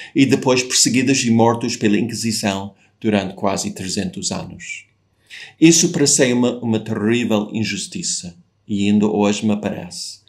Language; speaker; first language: Portuguese; non-native, fluent; English